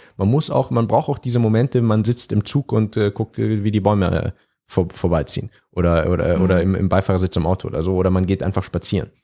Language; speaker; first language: German; native; German